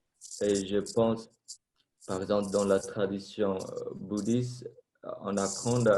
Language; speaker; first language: French; non-native, fluent; Vietnamese